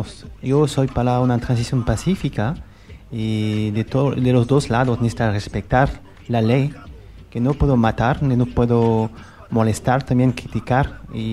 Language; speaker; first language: Spanish; non-native, learner; French